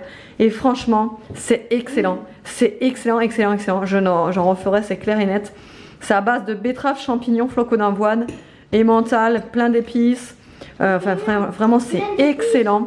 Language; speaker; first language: French; native; French